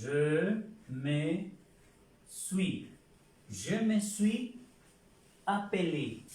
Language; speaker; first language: French; non-native, fluent; Spanish